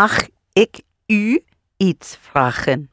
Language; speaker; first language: Dutch; non-native, learner; English